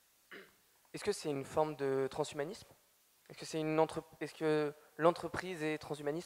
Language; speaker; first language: French; native; French